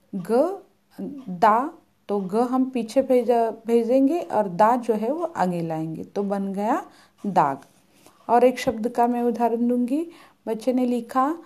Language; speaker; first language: Hindi; non-native, local second language; Marathi